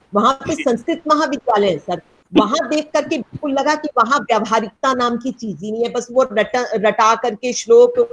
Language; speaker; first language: Hindi; native; Hindi